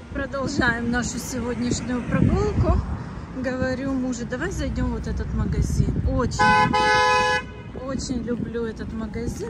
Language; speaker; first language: Russian; native; Russian